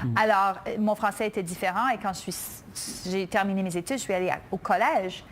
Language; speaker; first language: French; early bilingual, other home language; English